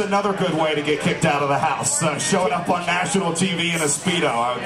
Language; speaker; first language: English; native; English